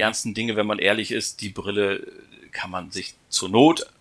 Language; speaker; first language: German; native; German